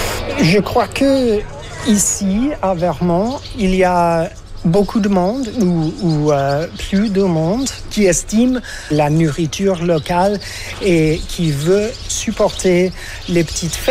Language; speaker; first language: French; non-native, fluent; English